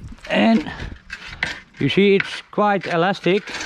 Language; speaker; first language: English; non-native, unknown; Dutch